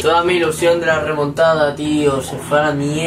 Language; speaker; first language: Spanish; native; Spanish